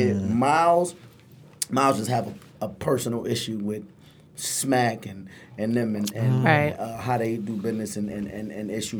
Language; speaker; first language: English; native; English